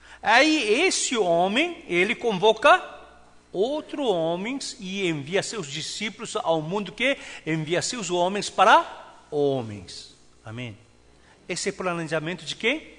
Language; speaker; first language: Portuguese; non-native, fluent; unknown